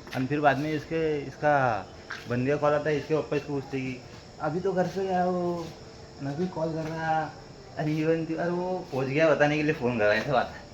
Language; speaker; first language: Hindi; non-native, local second language; Marathi